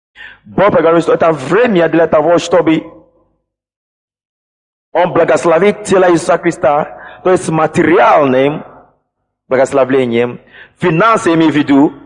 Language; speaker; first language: Russian; non-native, fluent; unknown